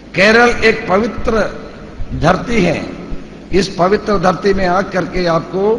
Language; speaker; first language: Hindi; non-native, local second language; Malayalam